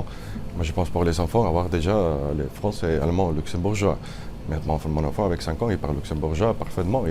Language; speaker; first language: French; non-native, fluent; Spanish